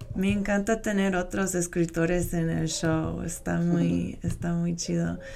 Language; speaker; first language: Spanish; non-native, fluent; English